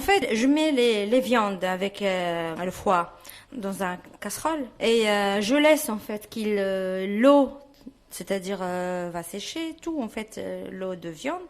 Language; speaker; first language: French; non-native, fluent; Arabic